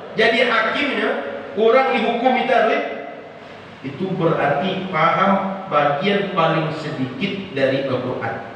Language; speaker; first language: Indonesian; non-native, local second language; Malay